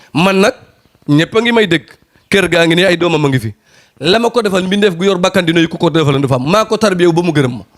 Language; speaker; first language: Wolof; non-native, local second language; Serer